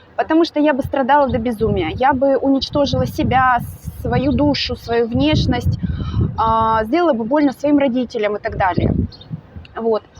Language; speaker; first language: Russian; native; Russian